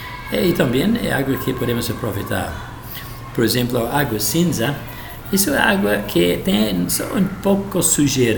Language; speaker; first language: Portuguese; non-native, learner; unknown